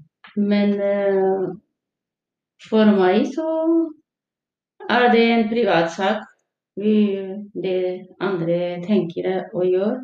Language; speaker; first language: Norwegian; non-native, fluent; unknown